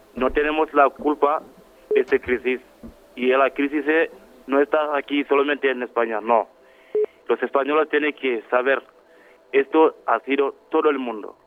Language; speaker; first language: Spanish; non-native, learner; Wolof